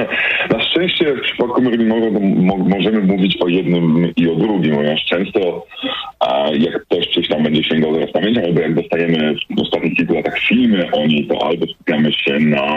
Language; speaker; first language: Polish; native; Polish